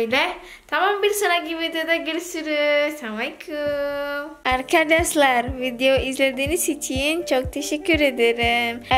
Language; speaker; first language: Turkish; non-native, learner; Indonesian